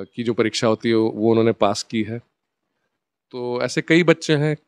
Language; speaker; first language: Hindi; native; Hindi